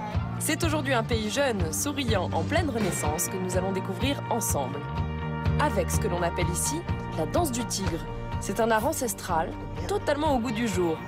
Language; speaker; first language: French; native; French